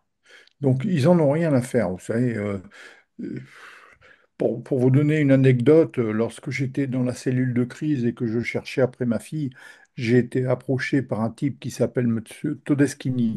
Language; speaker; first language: French; native; French